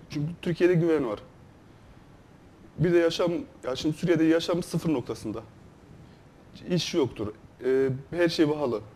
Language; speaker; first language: Turkish; non-native, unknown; Arabic